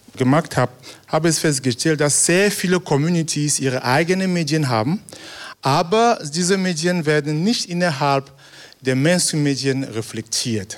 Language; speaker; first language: German; non-native, fluent; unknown